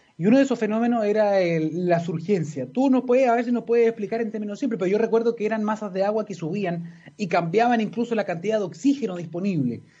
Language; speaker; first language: Spanish; native; Spanish